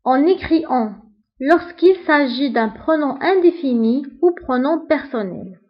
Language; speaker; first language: French; non-native, local second language; Arabic